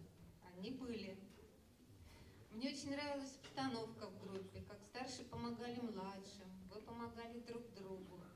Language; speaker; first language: Russian; native; Russian